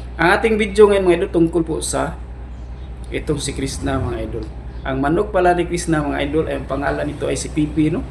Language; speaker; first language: Filipino; non-native, local second language; Cebuano